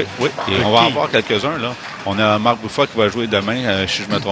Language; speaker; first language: French; native; French